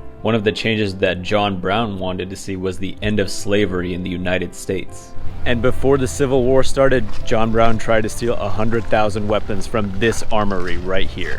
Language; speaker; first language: English; native; English